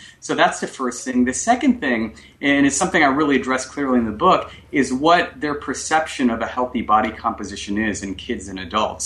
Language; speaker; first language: English; non-native, local second language; Bangla